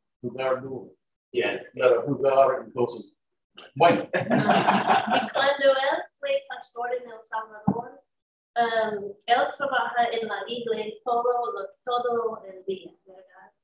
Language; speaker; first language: Spanish; non-native, learner; English